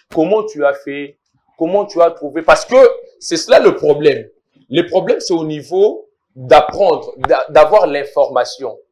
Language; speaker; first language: French; non-native, local second language; Lingala